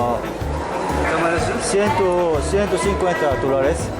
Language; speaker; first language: Spanish; non-native, learner; Korean